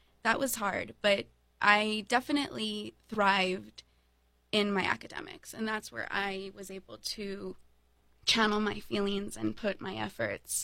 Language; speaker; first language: English; native; English